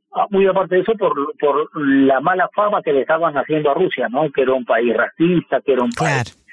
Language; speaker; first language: Spanish; native; Spanish